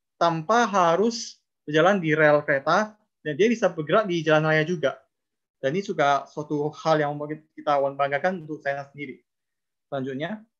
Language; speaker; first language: Indonesian; non-native, local second language; Chinese